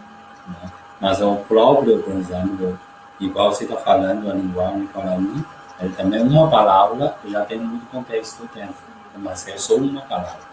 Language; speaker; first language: Portuguese; non-native, learner; Chinese